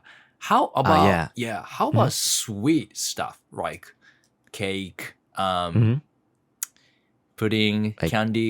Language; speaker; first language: English; non-native, learner; Japanese